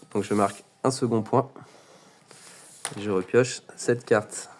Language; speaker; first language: French; native; French